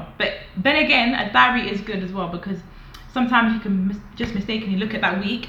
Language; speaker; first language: English; native; English